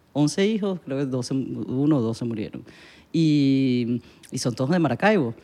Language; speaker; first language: Spanish; native; Spanish